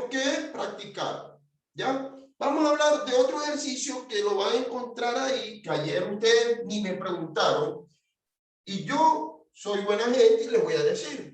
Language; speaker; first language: Spanish; native; Spanish